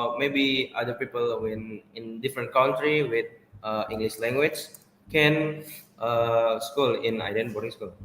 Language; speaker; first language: English; non-native, learner; Indonesian